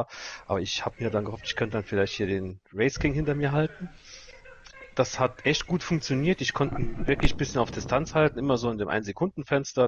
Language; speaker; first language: German; native; German